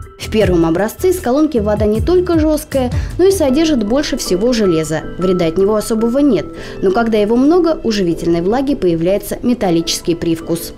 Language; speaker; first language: Russian; native; Russian